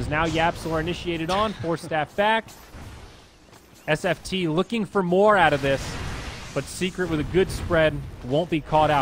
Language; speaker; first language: English; native; English